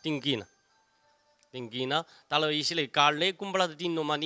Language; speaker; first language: Romanian; non-native, learner; Chinese